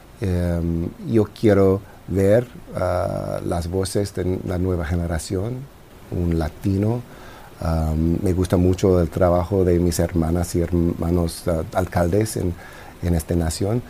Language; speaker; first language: Spanish; non-native, fluent; English